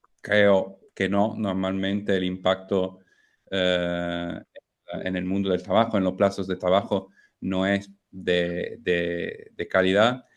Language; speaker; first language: Spanish; non-native, fluent; Italian